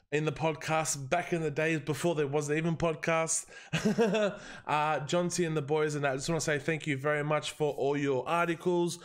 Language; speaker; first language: English; native; English